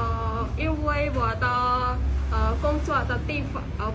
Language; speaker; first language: Chinese; non-native, learner; Khmer